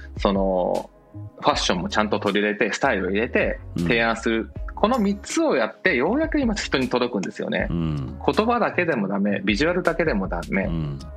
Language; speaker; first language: Japanese; native; Japanese